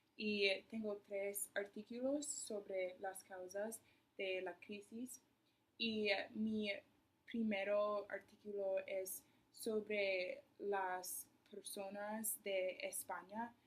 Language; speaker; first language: Spanish; non-native, learner; English